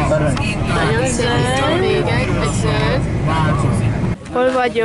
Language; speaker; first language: Hungarian; early bilingual, heritage; Hungarian